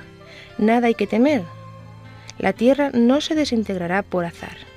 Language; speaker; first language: Spanish; native; Spanish